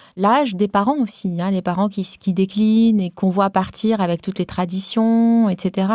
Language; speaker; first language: French; non-native, local second language; Arabic